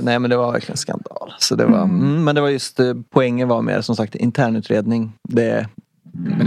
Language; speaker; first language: Swedish; native; Swedish